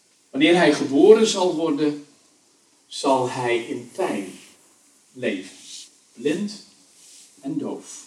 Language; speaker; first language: Dutch; native; Dutch